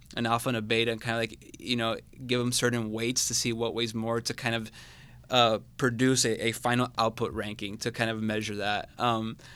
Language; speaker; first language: English; non-native, fluent; Spanish